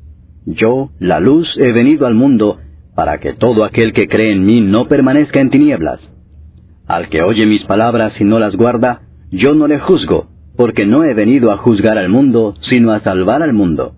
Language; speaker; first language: Spanish; native; Spanish